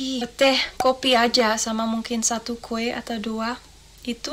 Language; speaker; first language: Indonesian; non-native, learner; Dutch